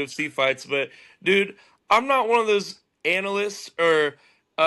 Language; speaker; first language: English; native; English